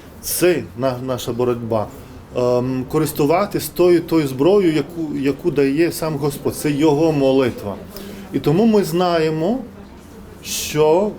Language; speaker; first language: Ukrainian; non-native, fluent; Lithuanian